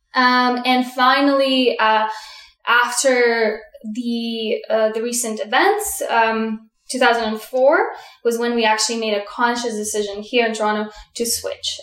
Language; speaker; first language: English; early bilingual, other home language; Russian